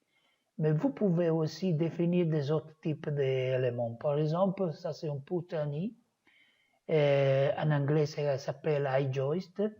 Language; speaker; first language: French; non-native, fluent; Italian